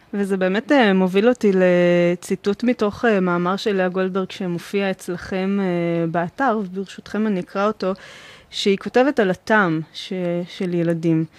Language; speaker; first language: Hebrew; native; Hebrew